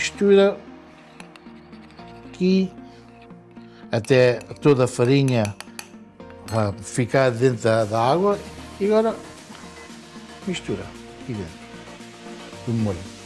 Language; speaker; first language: Portuguese; early bilingual, heritage; Portuguese